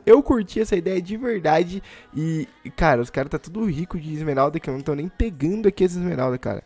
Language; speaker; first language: Portuguese; native; Portuguese